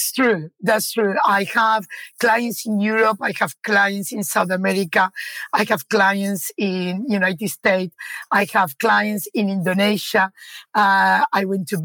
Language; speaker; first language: English; non-native, fluent; Spanish